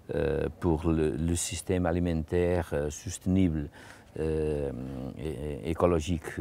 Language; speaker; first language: French; non-native, fluent; Portuguese